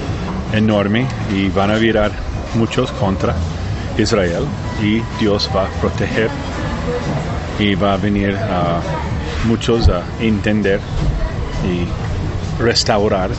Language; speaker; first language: Spanish; non-native, learner; English